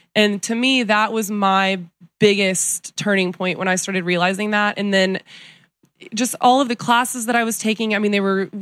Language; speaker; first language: English; native; English